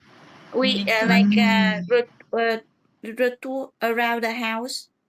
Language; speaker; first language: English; non-native, learner; Vietnamese